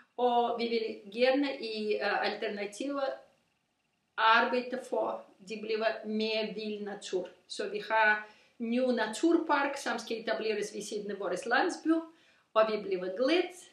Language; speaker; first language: Danish; non-native, learner; Russian